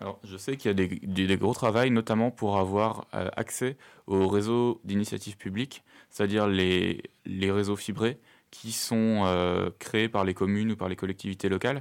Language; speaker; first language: French; native; French